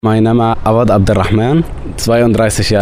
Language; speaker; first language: German; non-native, learner; Arabic